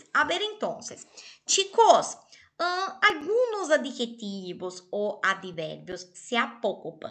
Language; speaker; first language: Spanish; non-native, fluent; Portuguese